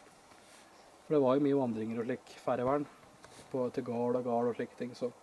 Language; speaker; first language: Norwegian; native; Norwegian